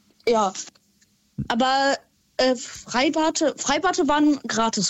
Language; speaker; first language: German; native; German